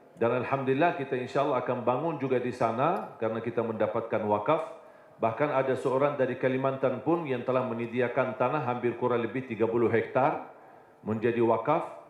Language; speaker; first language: Indonesian; non-native, fluent; Arabic